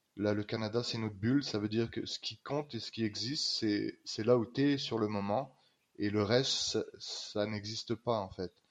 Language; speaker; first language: French; native; French